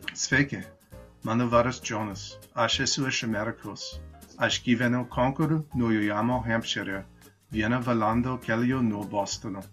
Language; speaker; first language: Lithuanian; early bilingual, heritage; Lithuanian